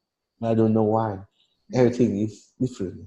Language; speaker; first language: English; non-native, learner; Vietnamese